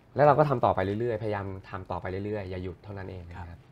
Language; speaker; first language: Thai; native; Thai